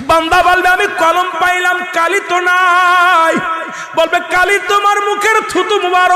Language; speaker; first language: Bangla; native; Bangla